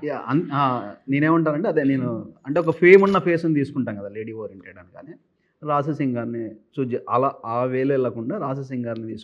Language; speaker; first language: Telugu; native; Telugu